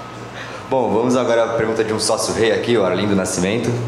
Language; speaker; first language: Portuguese; native; Portuguese